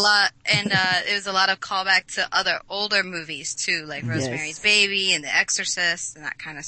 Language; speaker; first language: English; native; English